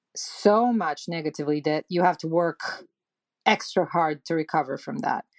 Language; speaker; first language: English; non-native, fluent; Serbian